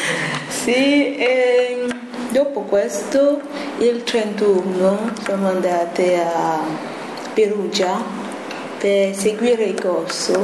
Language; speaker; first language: Italian; non-native, fluent; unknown